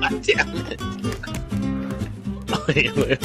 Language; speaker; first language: English; native; English